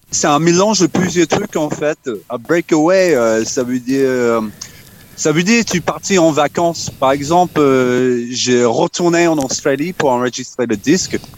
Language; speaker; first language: French; non-native, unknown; English